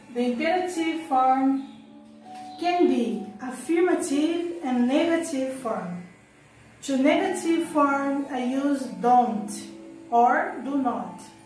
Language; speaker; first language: English; non-native, learner; Portuguese